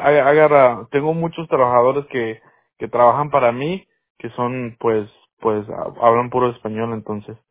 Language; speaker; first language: Spanish; early bilingual, heritage; Spanish